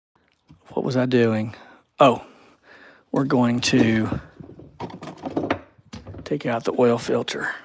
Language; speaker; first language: English; native; English